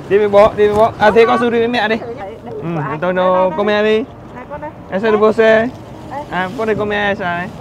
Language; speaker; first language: Vietnamese; native; Vietnamese